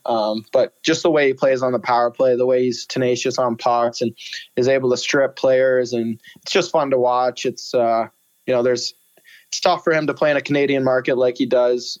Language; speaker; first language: English; native; English